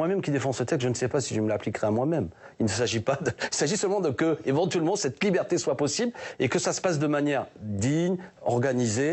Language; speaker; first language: French; native; French